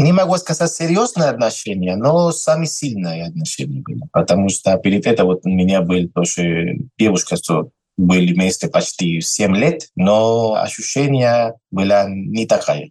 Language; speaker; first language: Russian; non-native, learner; Spanish